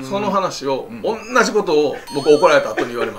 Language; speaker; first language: Japanese; native; Japanese